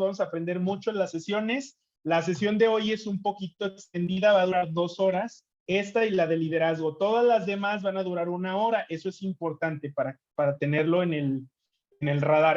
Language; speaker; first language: Spanish; native; Spanish